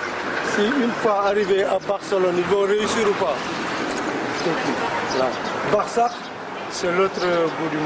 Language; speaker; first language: French; non-native, local second language; Wolof